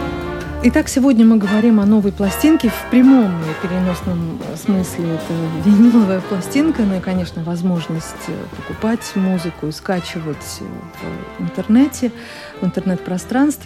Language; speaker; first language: Russian; native; Russian